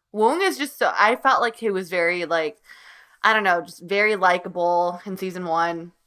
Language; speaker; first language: English; native; English